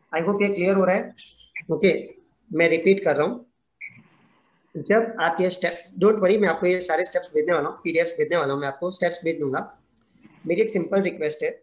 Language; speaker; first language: Hindi; non-native, local second language; Gujarati